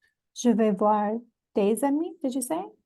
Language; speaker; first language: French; non-native, learner; English